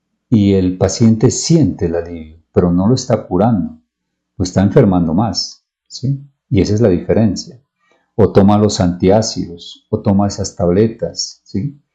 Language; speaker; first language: Spanish; native; Spanish